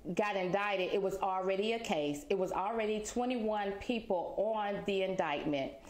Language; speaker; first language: English; native; English